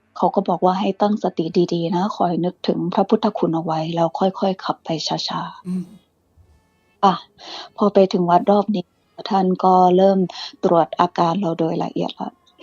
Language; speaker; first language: Thai; early bilingual, other home language; English